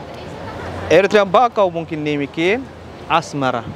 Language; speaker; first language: Finnish; non-native, learner; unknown